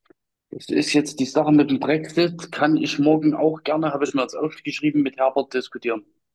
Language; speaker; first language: German; native; German